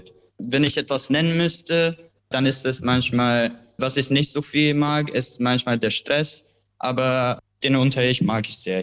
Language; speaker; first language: German; non-native, fluent; Albanian